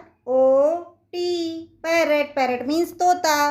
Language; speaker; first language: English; non-native, local second language; Hindi